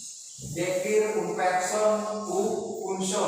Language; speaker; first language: French; non-native, learner; Indonesian